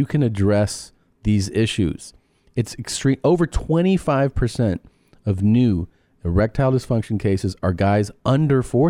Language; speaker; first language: English; native; English